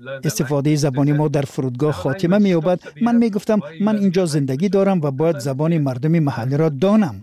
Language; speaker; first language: Persian; non-native, fluent; English